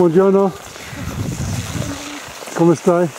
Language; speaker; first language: Italian; non-native, learner; English